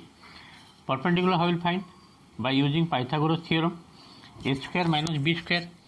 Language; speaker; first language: English; non-native, local second language; Bangla